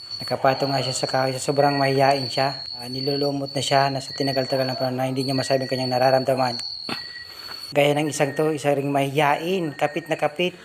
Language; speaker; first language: Filipino; non-native, local second language; Bikol